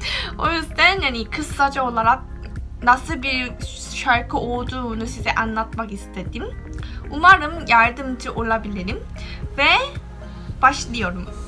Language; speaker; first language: Turkish; non-native, fluent; Korean